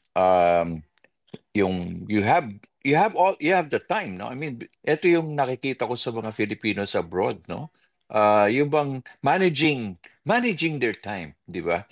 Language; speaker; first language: Filipino; native; Filipino